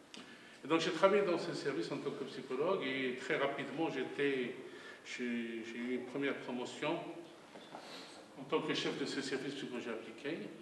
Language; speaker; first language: French; non-native, local second language; Arabic